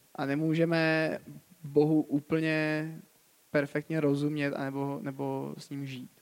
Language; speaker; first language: Czech; native; Czech